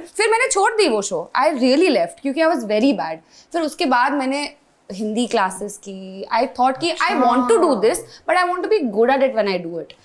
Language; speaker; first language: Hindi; non-native, local second language; English